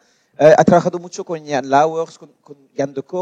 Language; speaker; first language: Spanish; non-native, learner; French